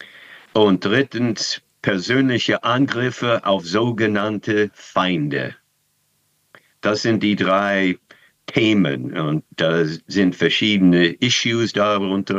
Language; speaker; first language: German; non-native, fluent; English